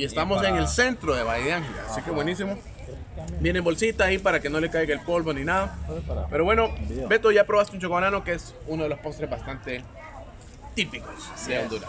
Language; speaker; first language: Spanish; native; Spanish